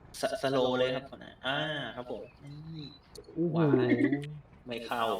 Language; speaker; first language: Thai; native; Thai